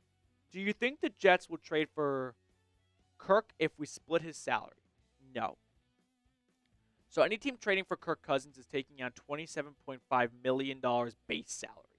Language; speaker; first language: English; native; English